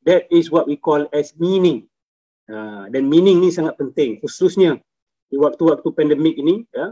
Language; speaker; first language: English; non-native, local second language; Malay